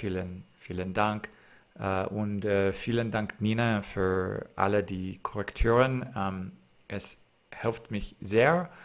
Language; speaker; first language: German; non-native, learner; English